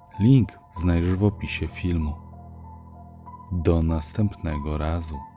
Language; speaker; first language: Polish; native; Polish